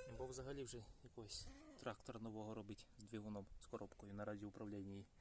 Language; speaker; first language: Ukrainian; native; Ukrainian